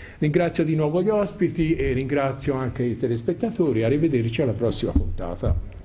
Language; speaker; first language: Italian; native; Italian